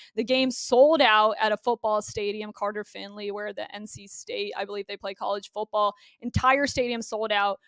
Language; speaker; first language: English; native; English